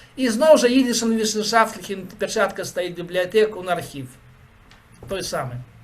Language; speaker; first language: Belarusian; native; Belarusian